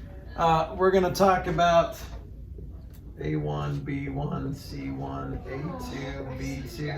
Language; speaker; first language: English; native; English